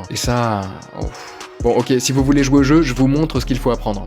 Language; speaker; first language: French; native; French